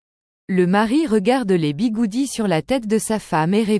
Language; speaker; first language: French; native; French